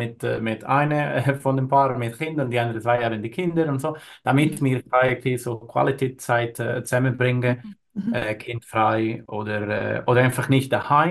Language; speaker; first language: German; non-native, learner; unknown